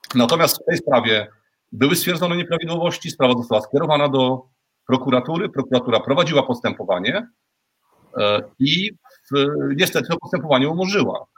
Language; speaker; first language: Polish; native; Polish